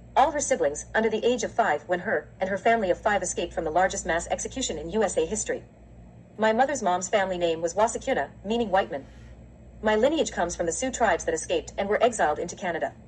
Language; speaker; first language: English; native; English